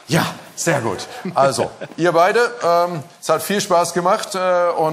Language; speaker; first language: German; native; German